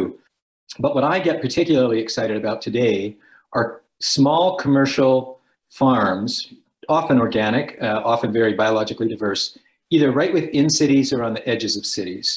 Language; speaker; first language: English; native; English